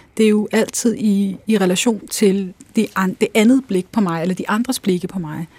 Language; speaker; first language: Danish; early bilingual, other home language; Urdu